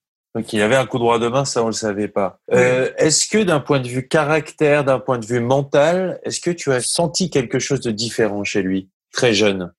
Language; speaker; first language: French; native; French